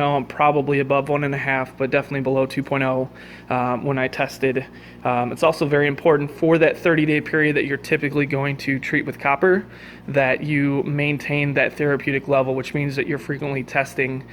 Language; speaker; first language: English; native; English